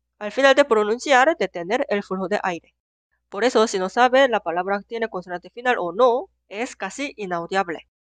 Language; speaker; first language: Spanish; non-native, fluent; Korean